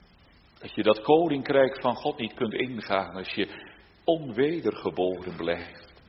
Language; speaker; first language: Dutch; native; Dutch